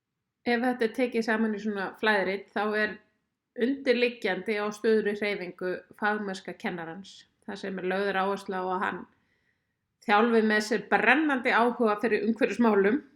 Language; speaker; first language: Icelandic; native; Icelandic